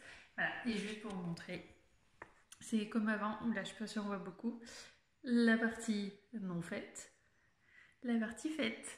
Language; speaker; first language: French; native; French